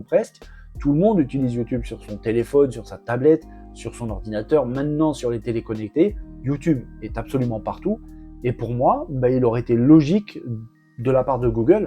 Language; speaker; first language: French; native; French